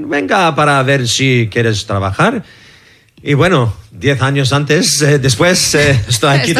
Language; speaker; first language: Spanish; non-native, learner; English